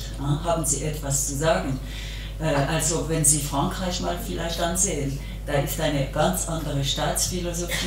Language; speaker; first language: German; non-native, local second language; French